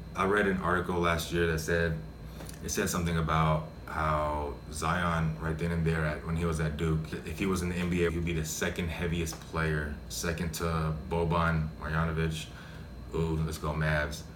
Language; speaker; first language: English; native; English